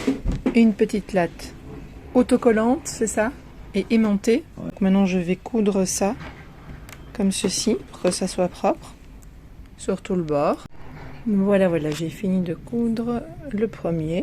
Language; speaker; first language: French; native; French